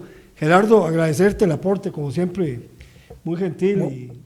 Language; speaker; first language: Spanish; native; Spanish